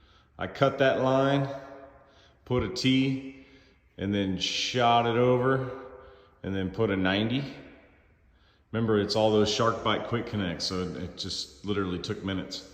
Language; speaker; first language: English; native; English